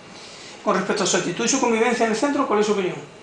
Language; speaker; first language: Spanish; native; Spanish